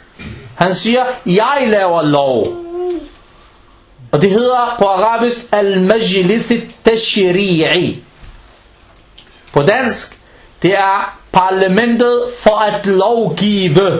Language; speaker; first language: Danish; non-native, local second language; Arabic